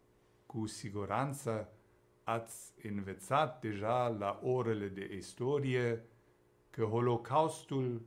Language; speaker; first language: Romanian; non-native, fluent; German